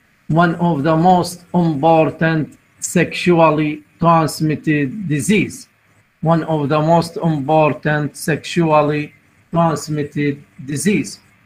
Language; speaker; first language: English; non-native, fluent; Arabic